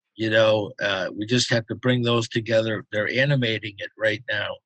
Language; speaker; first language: English; native; English